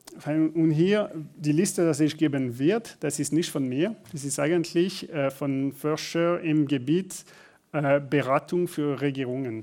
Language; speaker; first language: German; non-native, learner; French